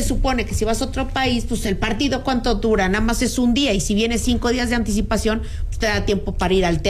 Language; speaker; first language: Spanish; native; Spanish